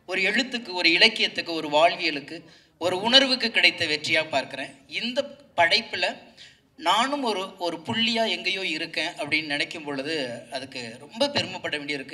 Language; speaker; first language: Tamil; native; Tamil